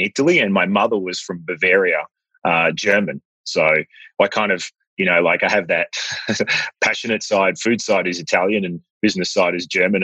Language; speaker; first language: English; native; English